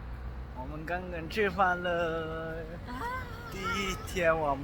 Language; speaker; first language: Chinese; non-native, learner; Mongolian